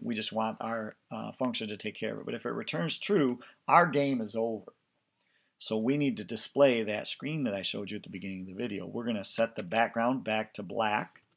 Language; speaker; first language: English; native; English